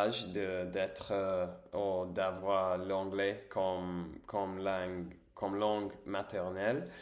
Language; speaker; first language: French; non-native, learner; English